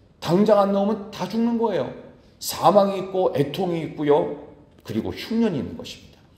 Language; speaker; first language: Korean; native; Korean